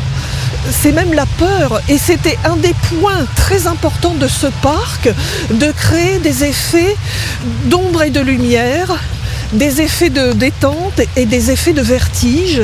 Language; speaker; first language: French; native; French